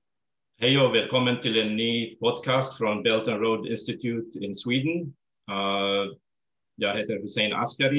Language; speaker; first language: Swedish; non-native, fluent; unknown